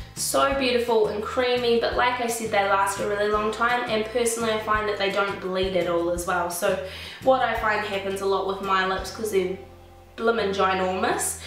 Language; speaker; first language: English; native; English